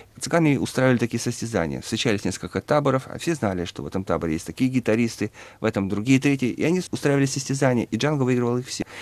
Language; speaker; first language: Russian; native; Russian